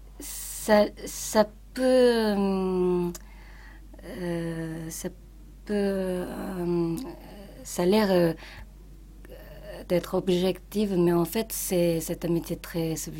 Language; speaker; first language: French; non-native, fluent; Japanese